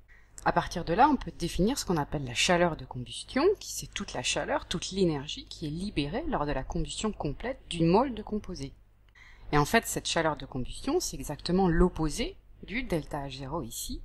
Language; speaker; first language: French; native; French